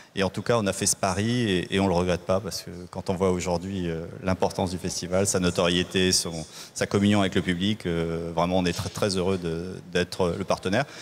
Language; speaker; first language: French; native; French